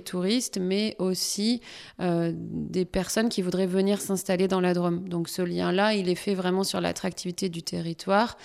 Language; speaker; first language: French; native; French